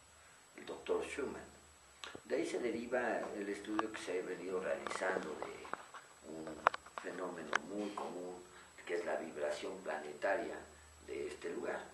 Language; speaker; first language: Spanish; native; Spanish